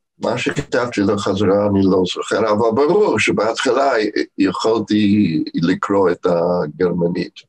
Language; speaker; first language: Hebrew; non-native, fluent; English